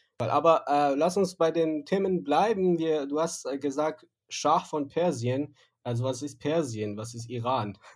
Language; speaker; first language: German; non-native, fluent; Persian